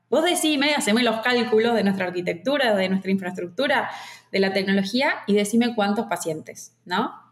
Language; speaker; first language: Spanish; native; Spanish